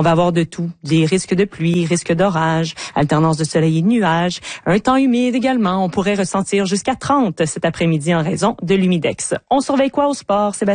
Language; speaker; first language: French; native; French